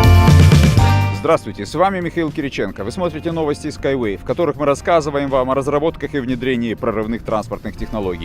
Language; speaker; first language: Russian; native; Russian